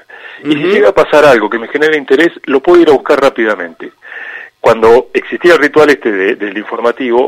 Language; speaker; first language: Spanish; native; Spanish